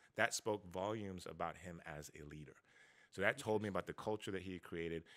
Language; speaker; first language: English; native; English